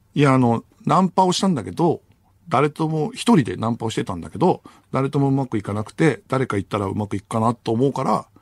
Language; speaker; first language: Japanese; native; Japanese